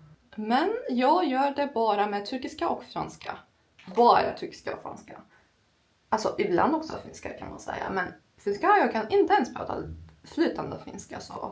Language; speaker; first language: Swedish; non-native, learner; Turkish